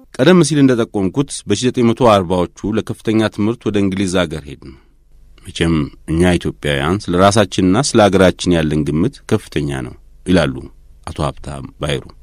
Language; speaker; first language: Amharic; native; Amharic